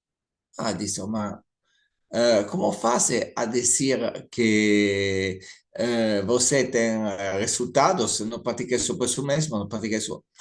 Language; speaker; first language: Portuguese; non-native, learner; Italian